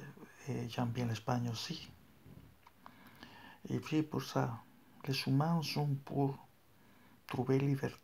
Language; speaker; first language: French; non-native, learner; Spanish